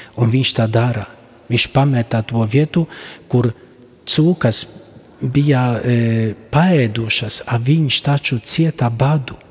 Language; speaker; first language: Latvian; non-native, fluent; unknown